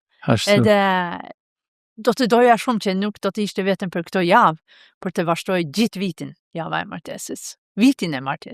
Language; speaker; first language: Albanian; non-native, fluent; Norwegian